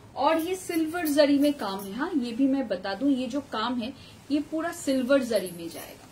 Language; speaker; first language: Hindi; non-native, local second language; Bangla